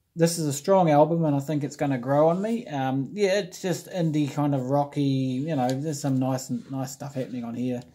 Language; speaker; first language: English; native; English